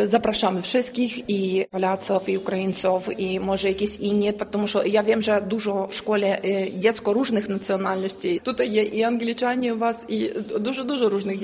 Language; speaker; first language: Polish; non-native, learner; Ukrainian